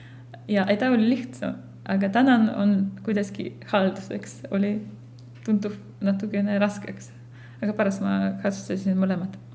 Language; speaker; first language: Estonian; non-native, fluent; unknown